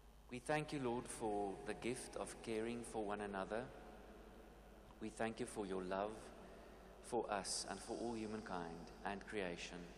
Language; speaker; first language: English; non-native, local second language; Afrikaans